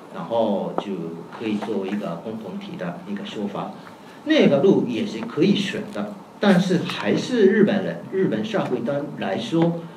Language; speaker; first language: Chinese; non-native, fluent; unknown